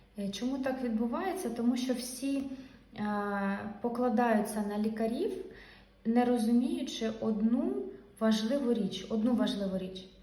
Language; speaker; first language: Ukrainian; non-native, local second language; Russian